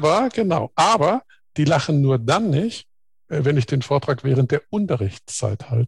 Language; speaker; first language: German; native; German